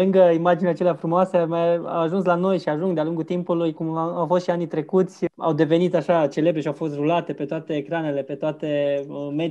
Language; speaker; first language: Romanian; native; Romanian